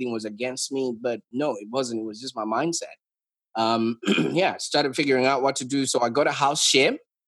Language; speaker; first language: English; non-native, local second language; Shona